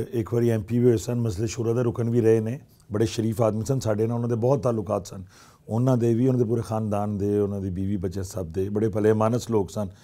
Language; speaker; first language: Punjabi; native; Punjabi